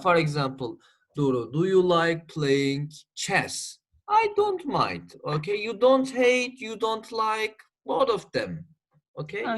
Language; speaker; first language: English; non-native, fluent; Turkish